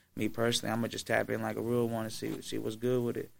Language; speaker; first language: English; native; English